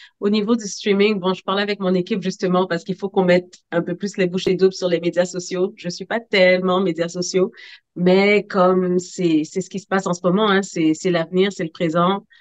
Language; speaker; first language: French; native; French